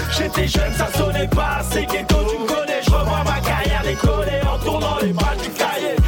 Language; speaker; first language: French; non-native, local second language; Lingala